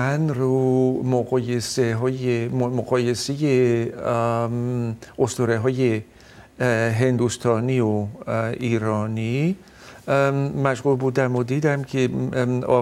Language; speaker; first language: Persian; non-native, fluent; Dutch